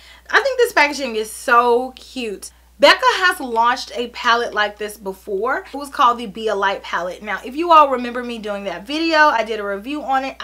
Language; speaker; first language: English; native; English